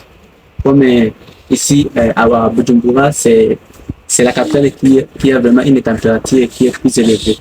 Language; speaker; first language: French; non-native, local second language; Rundi